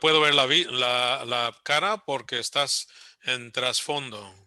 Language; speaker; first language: Spanish; early bilingual, heritage; Spanish